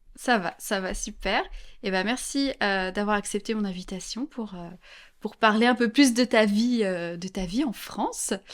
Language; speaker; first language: French; native; French